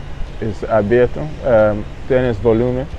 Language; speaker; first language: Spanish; non-native, learner; English